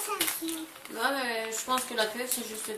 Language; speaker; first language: French; native; French